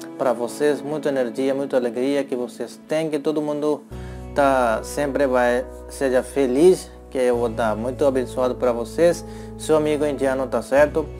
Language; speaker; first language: Portuguese; non-native, learner; Hindi